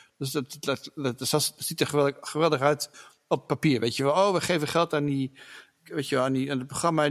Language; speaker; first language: Dutch; native; Dutch